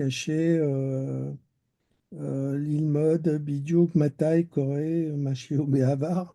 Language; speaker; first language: Hebrew; non-native, learner; French